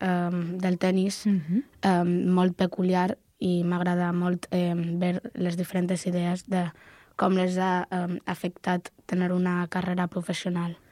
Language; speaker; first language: Catalan; non-native, local second language; Spanish